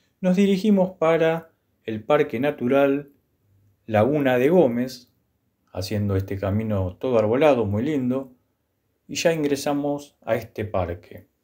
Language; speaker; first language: Spanish; native; Spanish